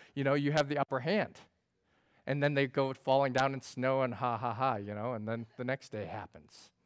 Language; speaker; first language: English; native; English